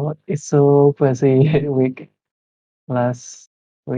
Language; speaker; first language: English; non-native, learner; Indonesian